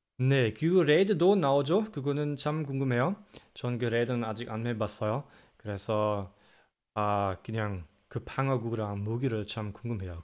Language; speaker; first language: Korean; non-native, fluent; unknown